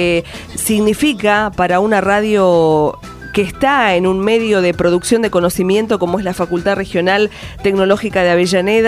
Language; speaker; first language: Spanish; native; Spanish